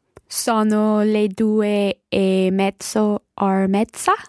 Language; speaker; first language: Italian; non-native, learner; English